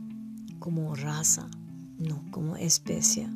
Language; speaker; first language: Spanish; non-native, learner; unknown